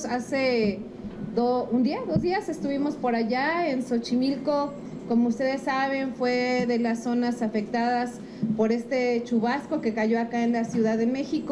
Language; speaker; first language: Spanish; native; Spanish